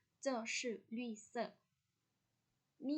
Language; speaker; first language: Chinese; non-native, fluent; Thai